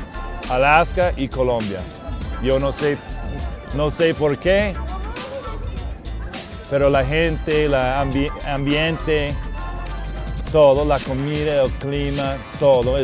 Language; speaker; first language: Spanish; non-native, fluent; English